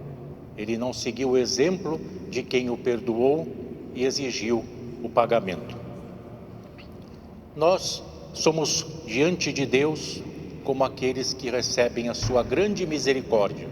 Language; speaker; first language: Portuguese; native; Portuguese